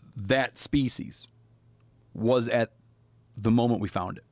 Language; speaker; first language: English; native; English